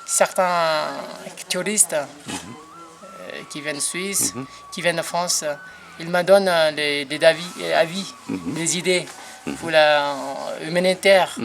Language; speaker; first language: French; non-native, learner; Nepali